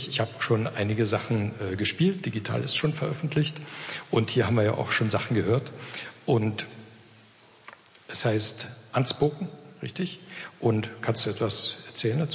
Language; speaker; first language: German; native; German